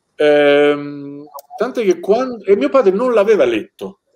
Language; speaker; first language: Italian; non-native, fluent; Persian